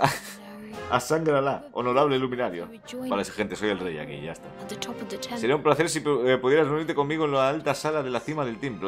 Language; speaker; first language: Spanish; native; Spanish